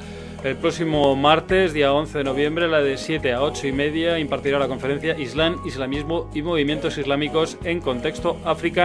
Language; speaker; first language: Spanish; native; Spanish